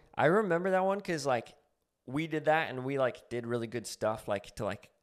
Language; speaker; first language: English; native; English